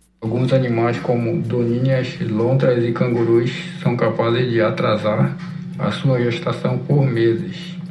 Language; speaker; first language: Portuguese; native; Portuguese